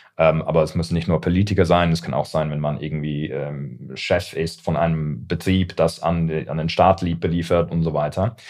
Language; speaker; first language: German; early bilingual, heritage; English